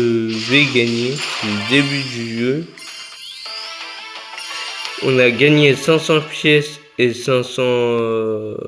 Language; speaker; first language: French; native; French